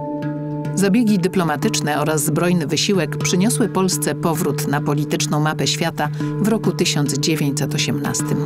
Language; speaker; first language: Polish; native; Polish